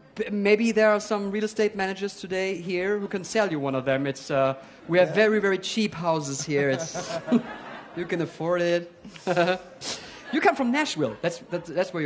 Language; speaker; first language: English; non-native, fluent; German